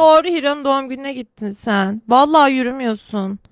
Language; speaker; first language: Turkish; native; Turkish